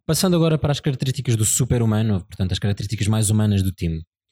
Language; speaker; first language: Portuguese; native; Portuguese